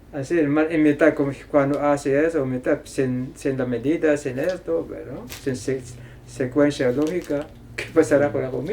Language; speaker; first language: Spanish; non-native, fluent; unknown